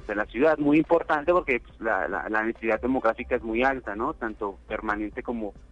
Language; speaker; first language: Spanish; native; Spanish